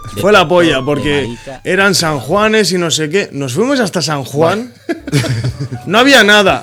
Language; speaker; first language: Spanish; native; Spanish